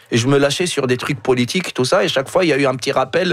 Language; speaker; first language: French; non-native, local second language; Arabic